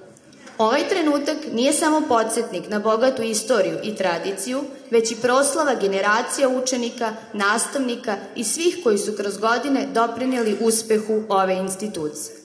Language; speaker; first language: Serbian; native; Serbian